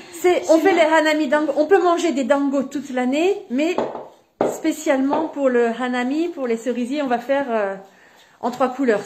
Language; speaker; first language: French; native; French